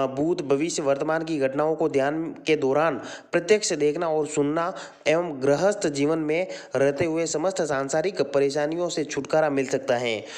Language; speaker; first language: Hindi; native; Hindi